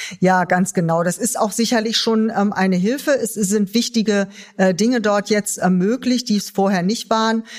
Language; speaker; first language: German; native; German